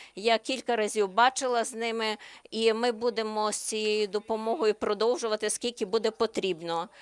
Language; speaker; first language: Ukrainian; non-native, learner; Slovenian